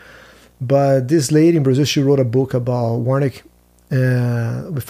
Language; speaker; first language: English; non-native, fluent; Portuguese